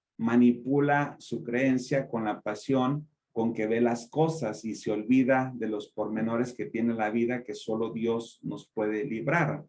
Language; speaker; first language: Spanish; native; Spanish